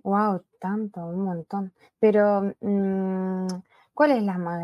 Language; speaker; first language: Spanish; early bilingual, other home language; Chinese